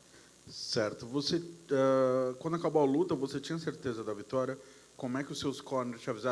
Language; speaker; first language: Portuguese; native; Portuguese